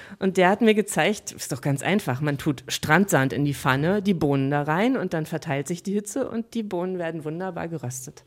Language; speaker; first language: German; native; German